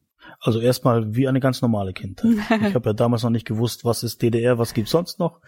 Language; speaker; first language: German; native; German